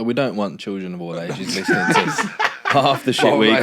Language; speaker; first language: English; native; English